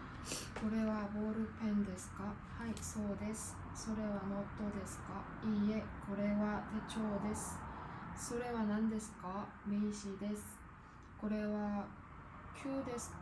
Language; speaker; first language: Japanese; non-native, learner; Korean